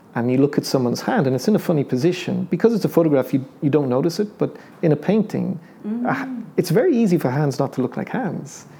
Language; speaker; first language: English; native; English